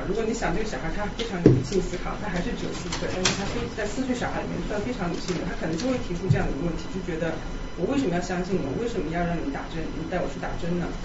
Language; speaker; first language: Chinese; native; Chinese